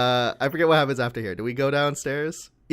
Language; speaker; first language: English; native; English